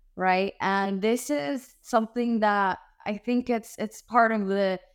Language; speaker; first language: English; early bilingual, other home language; Spanish